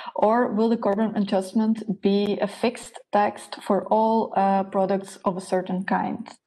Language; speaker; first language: English; non-native, fluent; Dutch